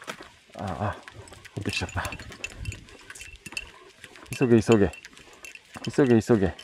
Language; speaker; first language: Japanese; native; Japanese